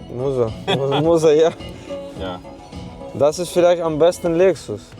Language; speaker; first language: German; non-native, learner; Ukrainian